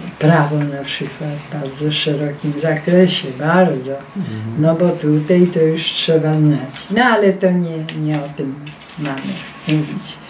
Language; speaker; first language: Polish; native; Polish